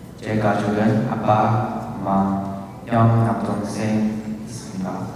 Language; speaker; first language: Korean; early bilingual, heritage; Korean